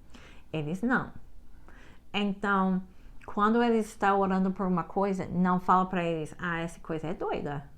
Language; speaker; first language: Portuguese; non-native, learner; English